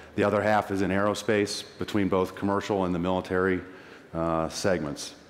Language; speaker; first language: English; native; English